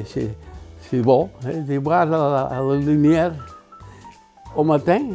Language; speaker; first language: French; non-native, learner; Catalan